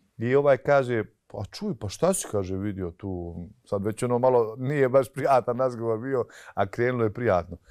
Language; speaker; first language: Bosnian; native; Bosnian